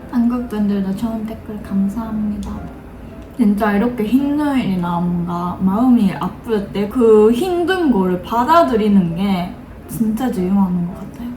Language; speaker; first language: Korean; non-native, fluent; Japanese